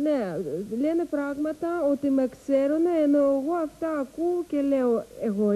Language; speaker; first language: Greek; non-native, learner; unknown